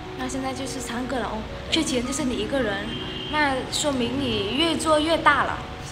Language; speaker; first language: Chinese; non-native, fluent; Vietnamese